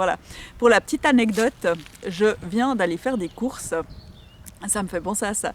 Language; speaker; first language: French; native; French